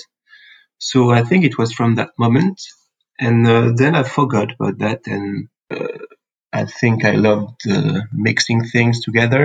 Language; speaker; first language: English; non-native, fluent; French